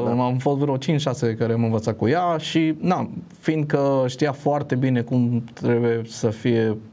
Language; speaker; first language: Romanian; non-native, fluent; Spanish